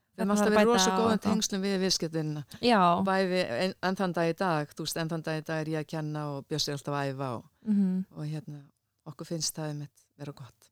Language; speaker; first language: Icelandic; native; Icelandic